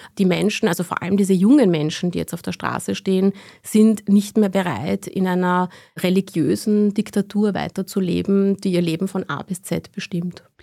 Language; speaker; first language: German; early bilingual, other home language; Persian